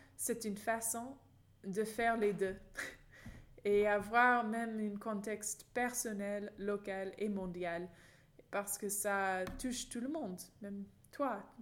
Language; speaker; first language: French; non-native, fluent; English